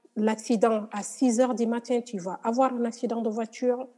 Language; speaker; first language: French; non-native, local second language; Wolof